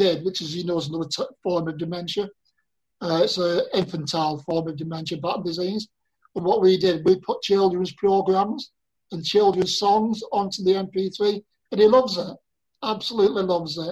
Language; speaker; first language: English; native; English